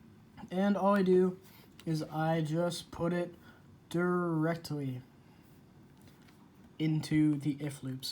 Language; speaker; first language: English; native; English